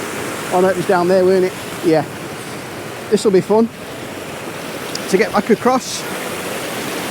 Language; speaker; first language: English; native; English